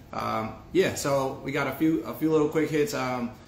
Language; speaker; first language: English; native; English